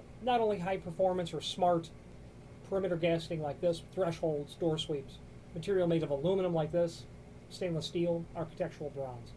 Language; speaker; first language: English; native; English